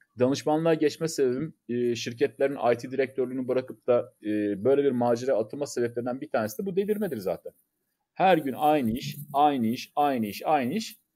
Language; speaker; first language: Turkish; native; Turkish